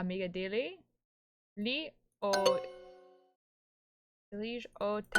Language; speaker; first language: Portuguese; non-native, learner; English